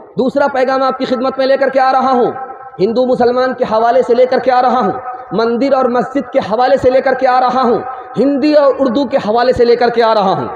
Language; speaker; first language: Urdu; non-native, local second language; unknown